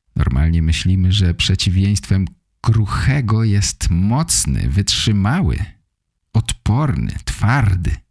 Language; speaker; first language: Polish; native; Polish